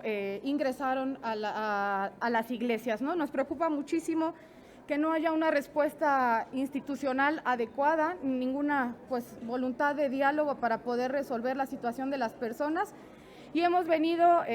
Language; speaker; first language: Spanish; native; Spanish